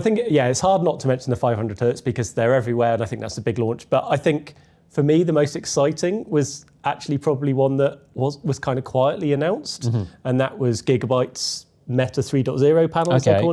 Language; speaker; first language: English; native; English